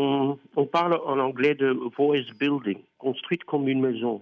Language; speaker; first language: French; non-native, fluent; Dutch